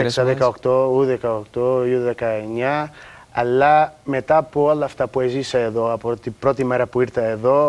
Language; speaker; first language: Greek; non-native, learner; Portuguese